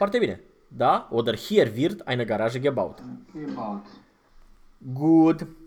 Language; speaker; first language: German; non-native, fluent; Romanian